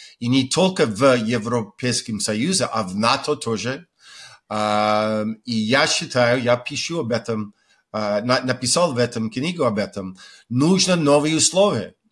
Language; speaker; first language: Russian; non-native, fluent; English